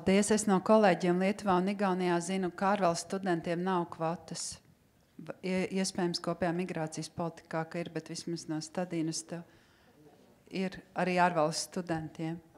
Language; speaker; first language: Latvian; native; Latvian